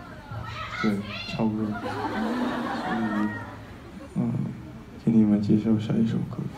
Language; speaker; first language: Chinese; non-native, fluent; Korean